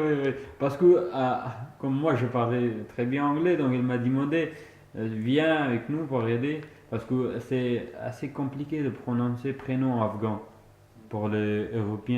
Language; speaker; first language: French; non-native, fluent; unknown